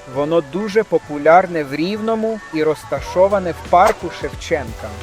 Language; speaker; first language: Ukrainian; non-native, learner; English